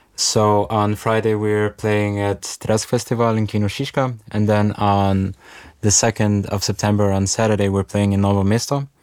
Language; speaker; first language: English; non-native, fluent; Macedonian